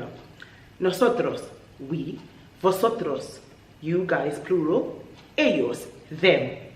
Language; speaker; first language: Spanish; non-native, fluent; English